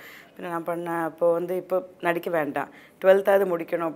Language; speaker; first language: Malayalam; non-native, local second language; Tamil